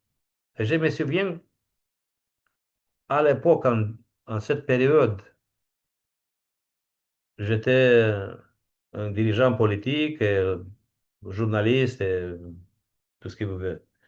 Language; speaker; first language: French; non-native, fluent; Romanian